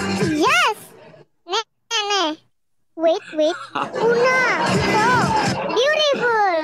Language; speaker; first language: English; non-native, learner; Indonesian